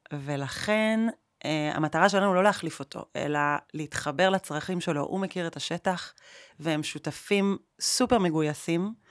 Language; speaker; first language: Hebrew; native; Hebrew